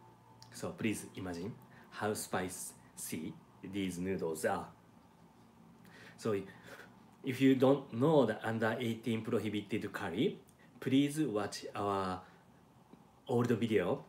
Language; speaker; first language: English; non-native, learner; Japanese